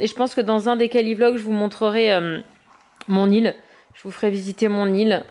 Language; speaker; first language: French; native; French